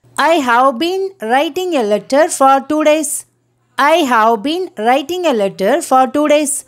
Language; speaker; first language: English; non-native, local second language; Tamil